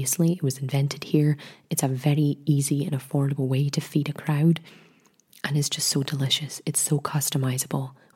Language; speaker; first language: English; native; English